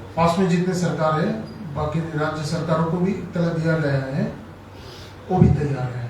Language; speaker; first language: Hindi; non-native, local second language; Bangla